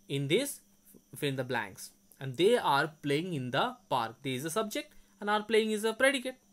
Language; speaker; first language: English; non-native, local second language; Bangla